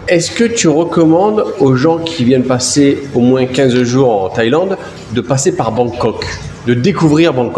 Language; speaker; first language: French; native; French